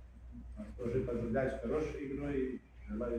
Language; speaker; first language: Russian; non-native, fluent; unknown